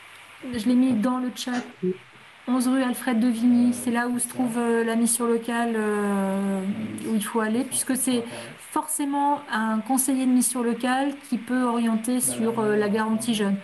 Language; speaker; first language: French; native; French